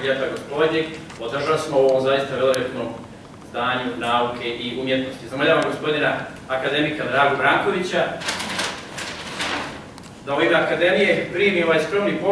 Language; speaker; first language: Serbian; native; Serbian